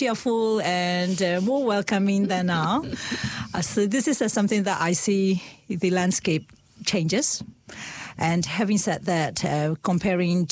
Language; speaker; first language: English; non-native, fluent; Burmese